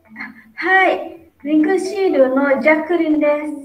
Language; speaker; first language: Japanese; non-native, learner; Indonesian